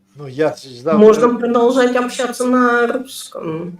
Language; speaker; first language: Russian; native; Russian